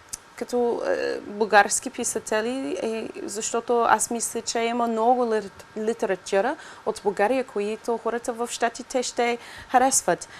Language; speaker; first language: Bulgarian; non-native, learner; English